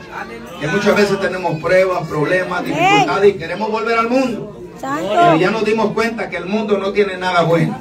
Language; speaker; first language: Spanish; native; Spanish